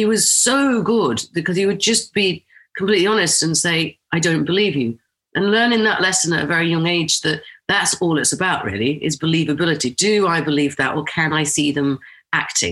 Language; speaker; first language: English; native; English